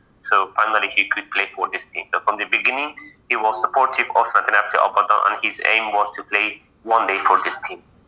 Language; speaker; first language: English; non-native, fluent; Persian